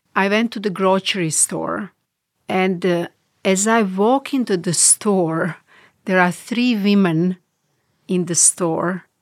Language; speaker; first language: English; non-native, fluent; Bosnian